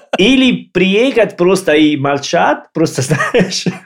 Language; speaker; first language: Russian; non-native, learner; Italian